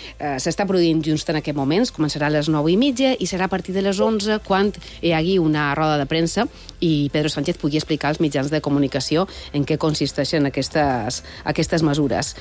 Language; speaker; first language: Catalan; native; Catalan